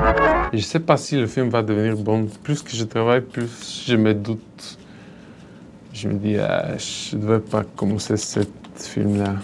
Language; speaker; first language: French; non-native, fluent; Bulgarian